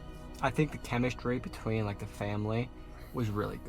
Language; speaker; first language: English; native; English